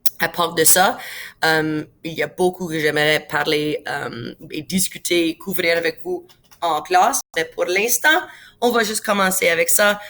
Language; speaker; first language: French; non-native, local second language; English